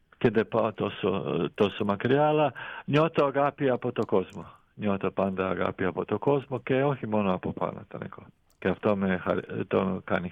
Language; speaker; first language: Greek; non-native, fluent; Croatian